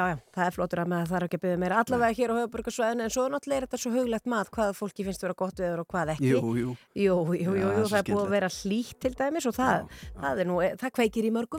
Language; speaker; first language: Icelandic; native; Icelandic